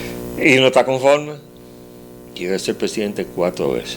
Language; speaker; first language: Spanish; native; Spanish